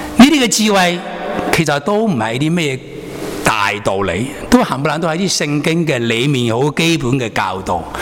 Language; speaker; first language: Chinese; non-native, local second language; Cantonese